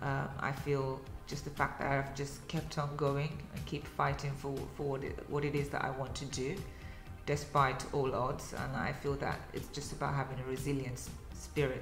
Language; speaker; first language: English; early bilingual, other home language; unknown